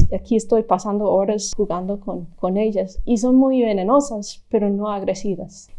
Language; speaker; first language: Spanish; non-native, fluent; English